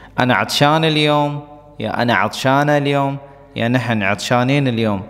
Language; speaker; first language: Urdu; non-native, local second language; Pashto